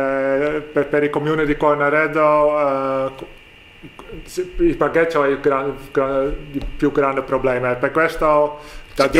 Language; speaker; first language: Italian; non-native, learner; Dutch